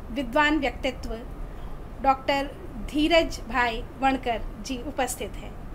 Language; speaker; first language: Hindi; native; Hindi